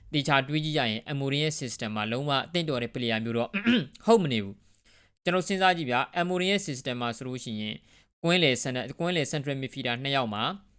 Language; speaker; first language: Burmese; native; Burmese